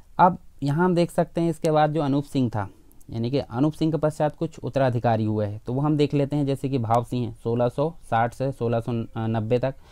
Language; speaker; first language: Hindi; native; Hindi